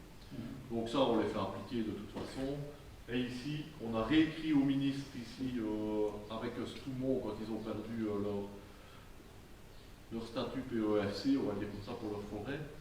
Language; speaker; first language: French; native; French